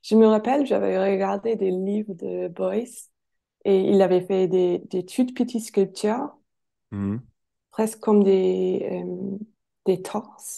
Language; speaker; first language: French; non-native, fluent; English